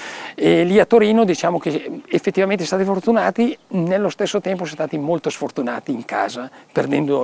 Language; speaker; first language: Italian; native; Italian